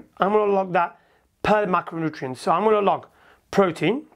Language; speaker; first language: English; native; English